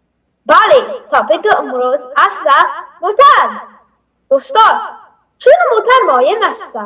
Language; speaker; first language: Persian; early bilingual, heritage; Persian